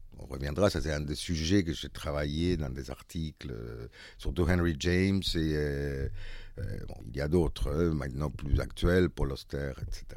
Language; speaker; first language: French; non-native, fluent; Spanish